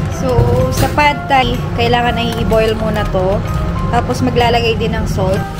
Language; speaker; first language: Filipino; native; Filipino